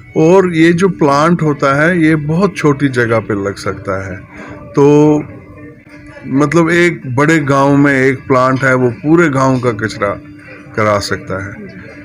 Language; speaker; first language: Hindi; non-native, local second language; Kashmiri